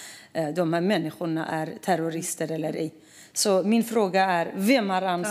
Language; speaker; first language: Swedish; non-native, fluent; Kurdish